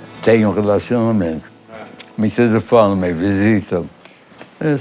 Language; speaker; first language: Portuguese; early bilingual, other home language; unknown